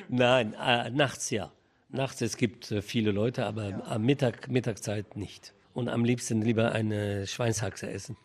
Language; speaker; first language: German; non-native, fluent; Arabic